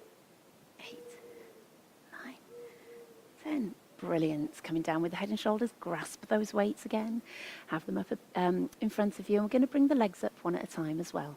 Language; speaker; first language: English; native; English